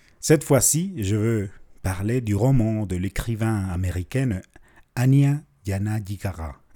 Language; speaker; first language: French; non-native, fluent; Spanish